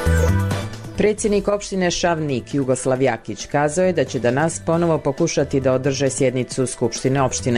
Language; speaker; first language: Croatian; native; Croatian